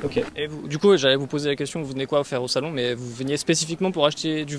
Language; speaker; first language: French; native; French